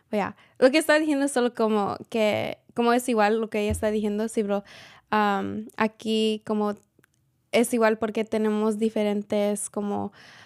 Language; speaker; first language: Spanish; early bilingual, heritage; Spanish